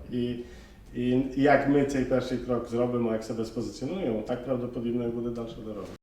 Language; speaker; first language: Ukrainian; early bilingual, heritage; Ukrainian